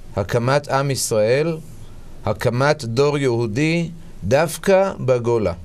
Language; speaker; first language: Hebrew; native; Hebrew